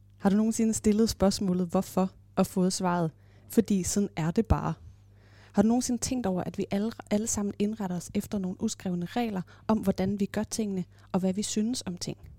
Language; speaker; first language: Danish; native; Danish